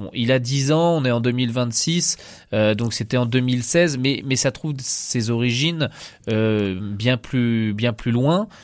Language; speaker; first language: French; native; French